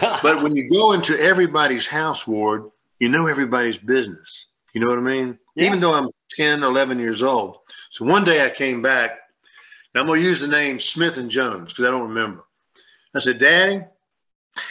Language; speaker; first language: English; native; English